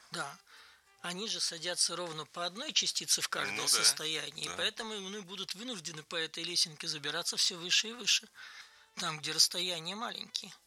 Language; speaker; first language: Russian; native; Russian